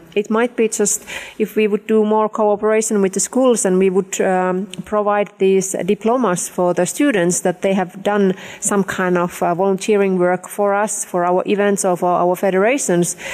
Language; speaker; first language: English; non-native, fluent; Finnish